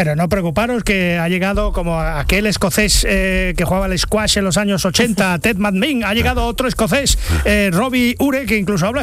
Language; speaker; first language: Spanish; native; Spanish